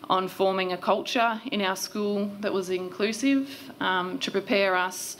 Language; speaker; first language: English; native; English